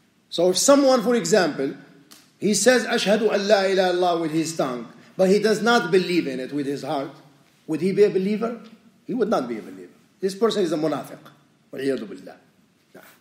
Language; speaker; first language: English; native; English